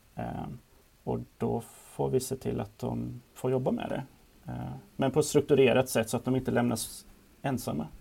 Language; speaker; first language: Swedish; native; Swedish